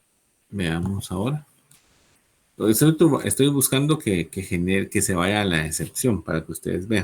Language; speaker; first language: Spanish; native; Spanish